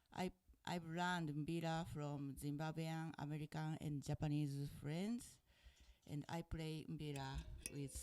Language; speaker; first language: English; non-native, fluent; Japanese